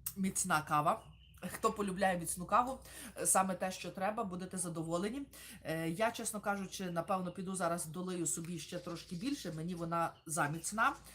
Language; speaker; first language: Ukrainian; native; Ukrainian